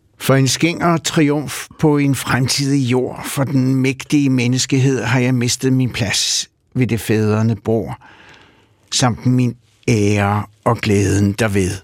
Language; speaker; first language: Danish; early bilingual, other home language; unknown